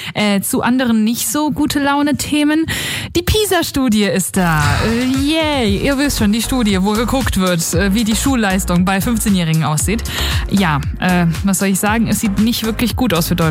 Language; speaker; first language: German; native; German